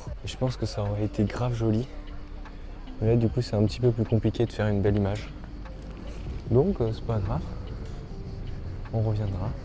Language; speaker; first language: French; native; French